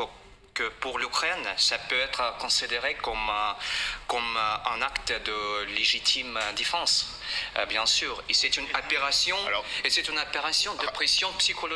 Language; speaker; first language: French; non-native, fluent; Russian